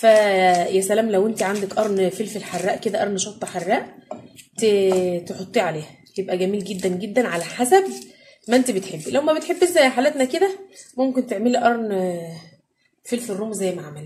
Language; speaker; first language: Arabic; native; Arabic